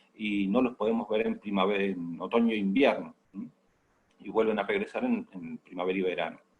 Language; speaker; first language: Spanish; native; Spanish